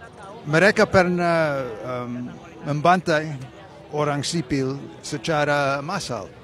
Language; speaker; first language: Indonesian; non-native, fluent; English